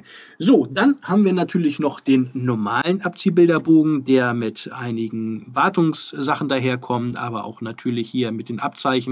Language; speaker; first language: German; native; German